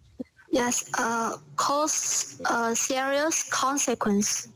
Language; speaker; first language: English; non-native, learner; Vietnamese